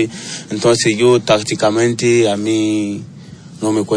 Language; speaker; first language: Spanish; non-native, learner; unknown